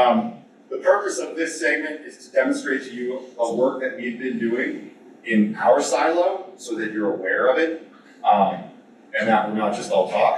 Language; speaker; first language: English; native; English